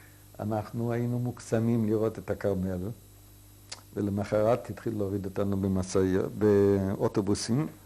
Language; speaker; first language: Hebrew; non-native, fluent; Yiddish